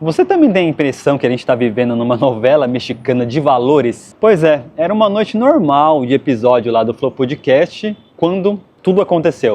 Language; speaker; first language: Portuguese; native; Portuguese